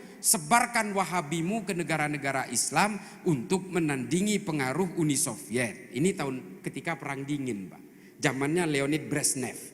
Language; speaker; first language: Indonesian; non-native, local second language; Madurese